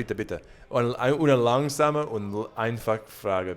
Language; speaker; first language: German; non-native, learner; English